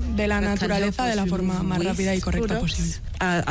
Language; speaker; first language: Spanish; non-native, fluent; English